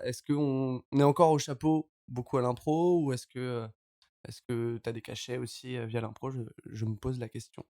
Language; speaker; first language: French; native; French